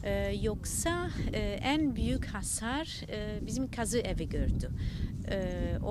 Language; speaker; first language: Turkish; non-native, learner; Italian